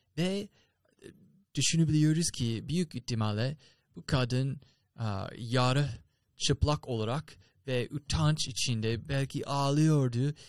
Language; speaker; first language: Turkish; non-native, fluent; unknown